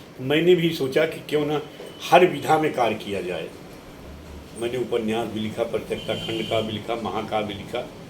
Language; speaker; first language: Hindi; native; Hindi